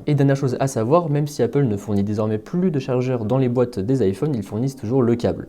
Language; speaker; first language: French; native; French